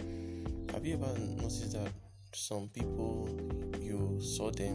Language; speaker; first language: English; non-native, local second language; Yoruba